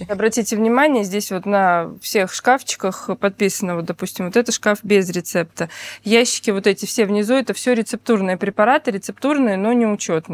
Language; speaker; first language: Russian; native; Russian